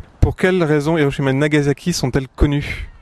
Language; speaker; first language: French; native; French